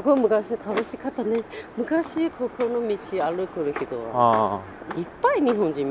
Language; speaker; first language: Japanese; non-native, learner; Chinese